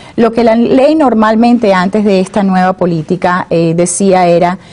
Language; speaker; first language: Spanish; native; Spanish